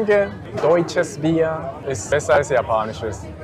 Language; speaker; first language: German; non-native, learner; Japanese